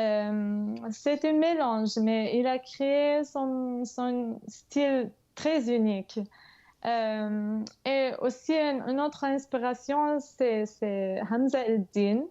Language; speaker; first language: French; non-native, fluent; English